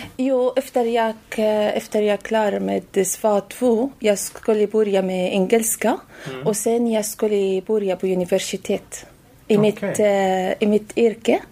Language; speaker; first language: Swedish; non-native, learner; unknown